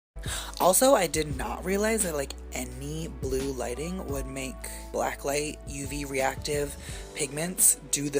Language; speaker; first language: English; native; English